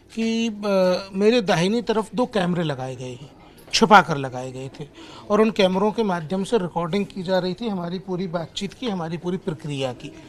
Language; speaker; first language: Hindi; native; Hindi